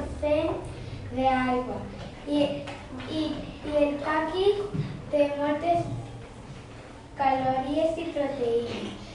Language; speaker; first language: Catalan; non-native, local second language; Spanish